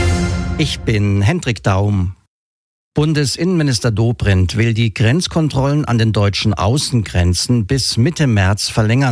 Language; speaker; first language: German; native; German